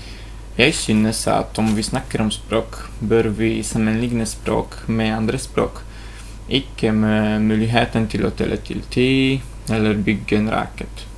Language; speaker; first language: Norwegian; non-native, fluent; Polish